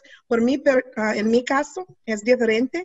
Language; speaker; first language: Spanish; non-native, learner; English